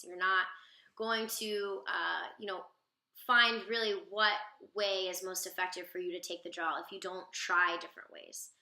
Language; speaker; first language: English; native; English